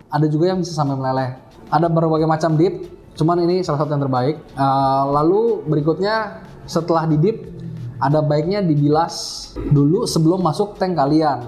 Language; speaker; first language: Indonesian; native; Indonesian